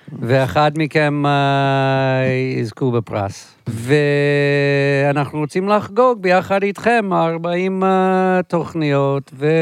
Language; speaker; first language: Hebrew; non-native, fluent; English